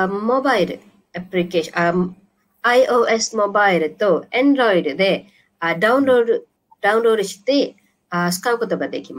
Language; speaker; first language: Japanese; non-native, learner; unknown